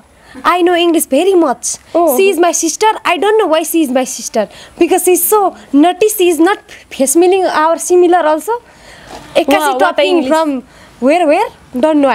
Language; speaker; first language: Nepali; native; Nepali